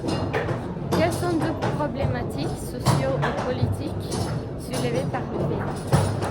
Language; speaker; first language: French; non-native, learner; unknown